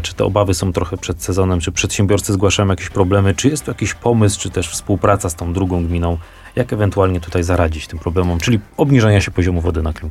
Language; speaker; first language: Polish; native; Polish